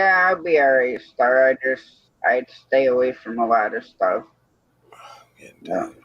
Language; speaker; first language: English; native; English